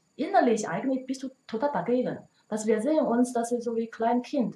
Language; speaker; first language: German; non-native, learner; Chinese